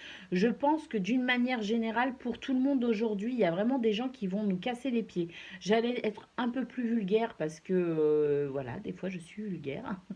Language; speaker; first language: French; native; French